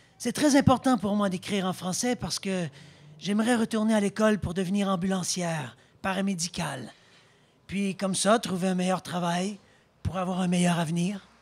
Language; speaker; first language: French; native; French